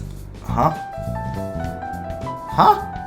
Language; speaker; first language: French; non-native, learner; English